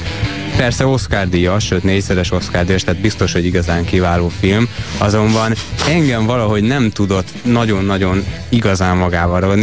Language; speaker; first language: Hungarian; native; Hungarian